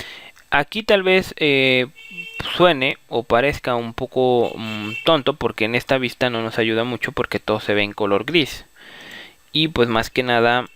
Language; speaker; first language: Spanish; native; Spanish